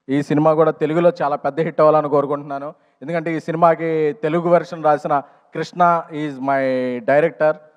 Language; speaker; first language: Telugu; native; Telugu